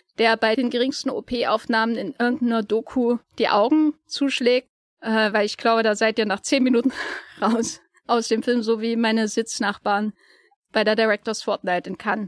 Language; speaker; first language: German; native; German